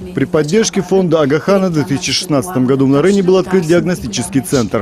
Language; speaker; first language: Russian; native; Russian